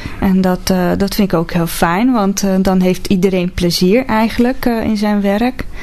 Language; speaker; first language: Dutch; non-native, fluent; Hungarian